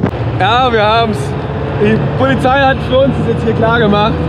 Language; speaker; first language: German; native; German